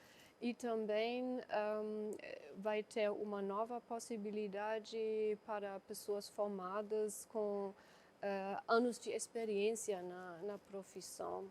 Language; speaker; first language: Portuguese; non-native, fluent; German